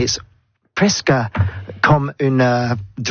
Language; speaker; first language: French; non-native, learner; English